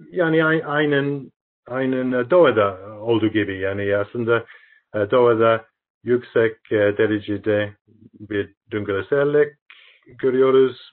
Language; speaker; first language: Turkish; non-native, learner; English